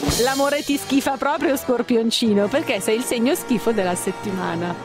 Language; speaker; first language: Italian; native; Italian